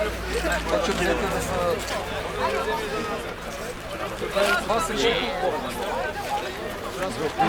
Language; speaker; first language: Bulgarian; native; Bulgarian